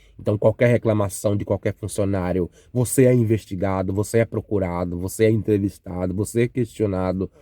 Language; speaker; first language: Portuguese; native; Portuguese